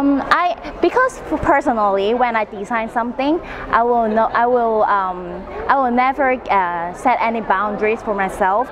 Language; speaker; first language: English; non-native, local second language; Cantonese